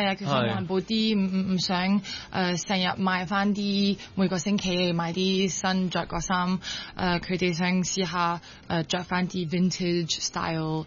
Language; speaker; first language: Cantonese; non-native, local second language; French